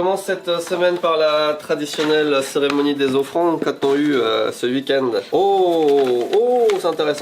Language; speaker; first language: French; native; French